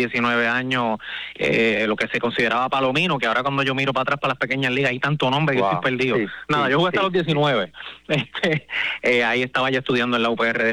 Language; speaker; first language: Spanish; native; Spanish